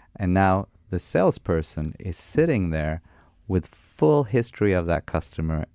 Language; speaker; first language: English; non-native, fluent; Armenian